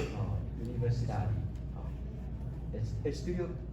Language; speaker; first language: Portuguese; non-native, learner; English